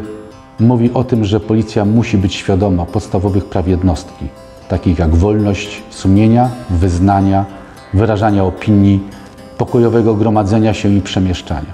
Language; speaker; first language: Polish; native; Polish